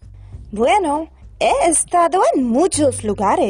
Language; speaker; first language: Spanish; non-native, learner; Hindi